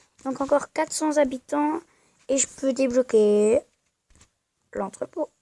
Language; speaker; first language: French; native; French